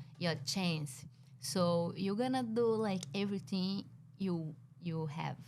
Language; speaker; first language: English; non-native, learner; Portuguese